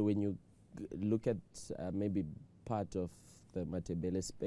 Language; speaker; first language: English; non-native, local second language; Shona